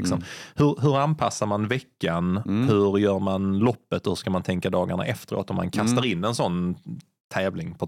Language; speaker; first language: Swedish; native; Swedish